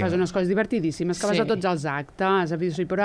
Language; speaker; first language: Catalan; native; Catalan